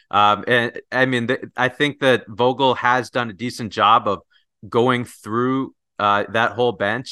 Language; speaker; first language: English; native; English